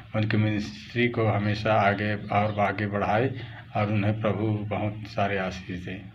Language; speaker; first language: Hindi; native; Hindi